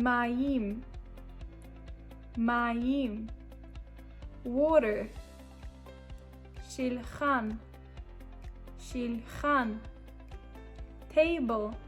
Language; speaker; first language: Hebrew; non-native, fluent; English